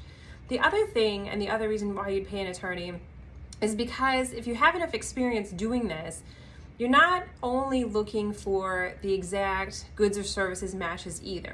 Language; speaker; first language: English; native; English